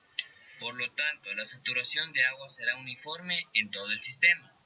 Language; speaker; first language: Spanish; native; Spanish